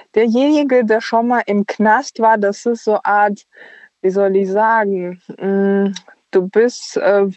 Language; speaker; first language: German; early bilingual, other home language; Ukrainian